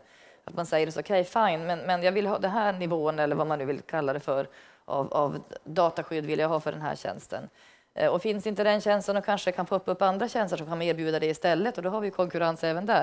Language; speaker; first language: Swedish; native; Swedish